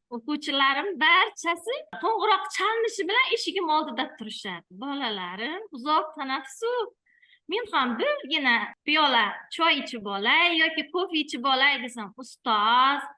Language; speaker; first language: Uzbek; native; Uzbek